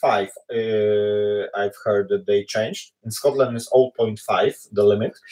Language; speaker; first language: English; non-native, fluent; Polish